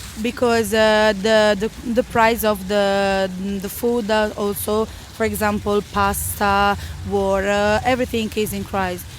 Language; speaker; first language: English; non-native, learner; Italian